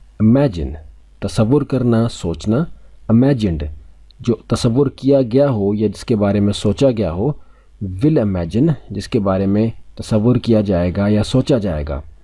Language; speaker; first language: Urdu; native; Urdu